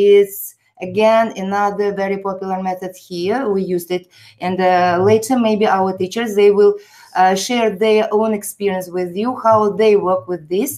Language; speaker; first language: English; non-native, fluent; Uzbek